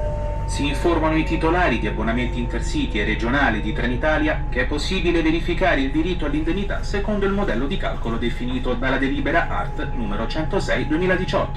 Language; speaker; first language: Italian; native; Italian